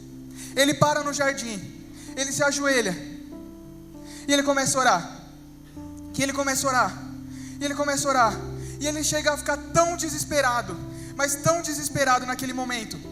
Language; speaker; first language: Portuguese; native; Portuguese